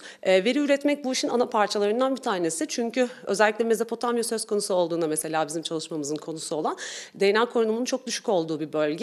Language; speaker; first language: Turkish; native; Turkish